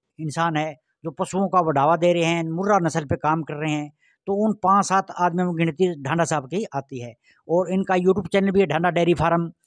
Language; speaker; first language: Hindi; native; Hindi